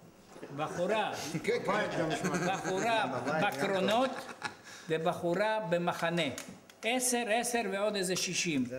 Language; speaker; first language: Hebrew; non-native, fluent; Greek